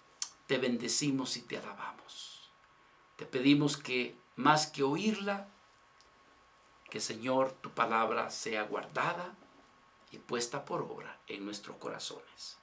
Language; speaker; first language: Spanish; native; Spanish